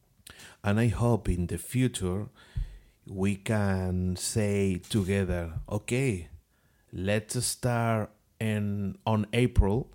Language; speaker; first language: English; non-native, learner; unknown